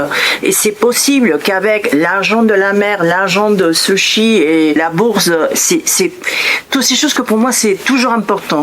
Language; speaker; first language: French; non-native, fluent; Spanish